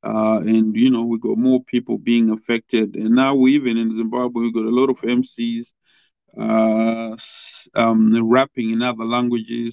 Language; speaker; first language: English; non-native, local second language; Shona